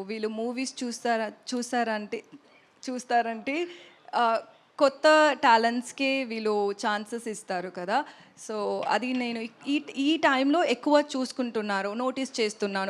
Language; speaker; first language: Telugu; non-native, learner; Tamil